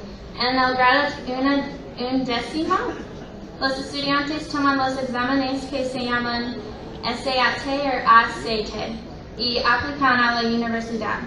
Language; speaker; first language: Spanish; non-native, learner; English